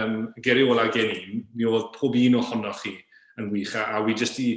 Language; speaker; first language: Welsh; native; Welsh